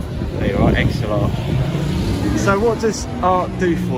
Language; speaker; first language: English; native; English